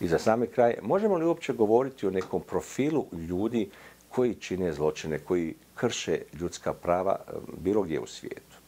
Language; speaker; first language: Serbian; native; Serbian